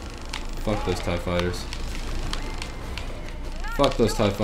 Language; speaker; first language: English; native; English